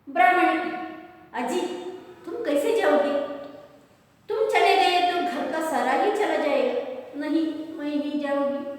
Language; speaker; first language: Hindi; non-native, local second language; Kannada